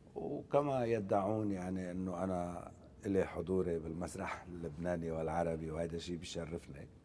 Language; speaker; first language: Arabic; native; Arabic